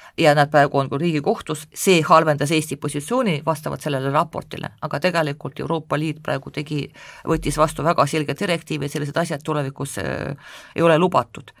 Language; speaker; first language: Estonian; non-native, local second language; Russian